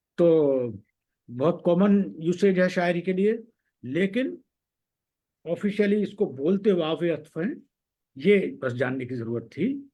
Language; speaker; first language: Hindi; native; Hindi